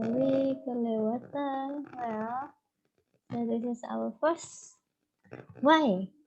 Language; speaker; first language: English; non-native, fluent; Indonesian